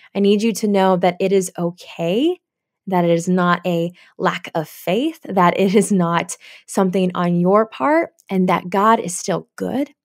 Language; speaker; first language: English; native; English